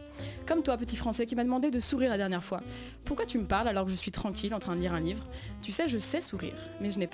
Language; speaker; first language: French; native; French